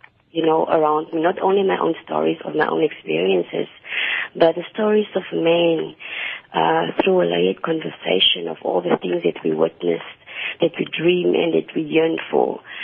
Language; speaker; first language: English; non-native, local second language; Afrikaans